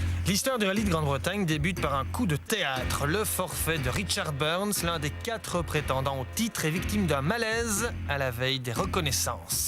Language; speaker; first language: French; native; French